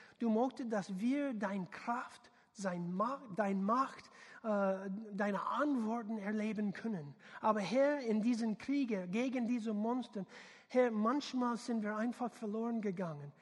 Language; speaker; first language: German; non-native, learner; English